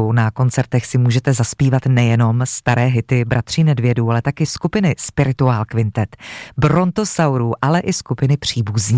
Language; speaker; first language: Czech; native; Czech